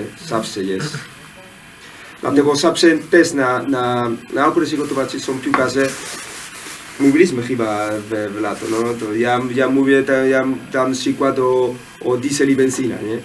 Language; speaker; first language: Polish; non-native, learner; Spanish